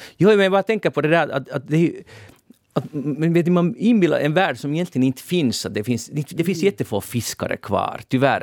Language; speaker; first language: Swedish; native; Swedish